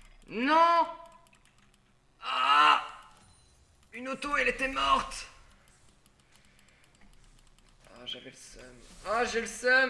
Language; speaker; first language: French; native; French